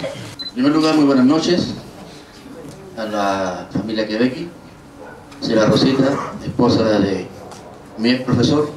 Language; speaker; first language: Spanish; native; Spanish